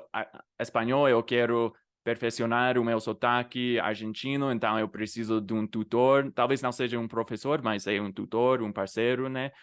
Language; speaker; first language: Portuguese; non-native, fluent; English